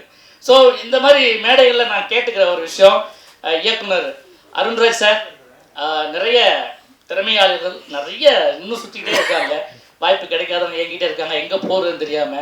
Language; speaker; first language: Tamil; native; Tamil